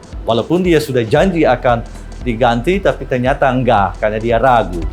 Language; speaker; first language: Indonesian; non-native, learner; Dutch